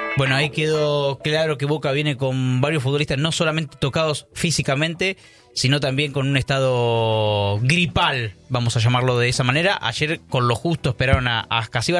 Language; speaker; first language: Spanish; native; Spanish